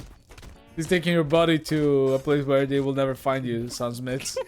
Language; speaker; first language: English; non-native, fluent; Portuguese